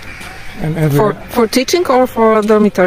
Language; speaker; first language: English; non-native, learner; Polish